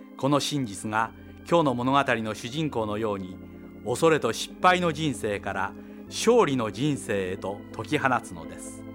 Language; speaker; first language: Japanese; native; Japanese